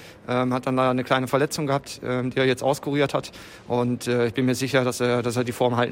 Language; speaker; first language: German; native; German